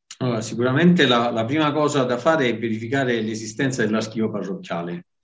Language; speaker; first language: Italian; native; Italian